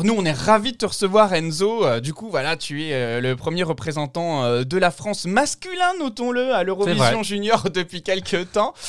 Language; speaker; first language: French; native; French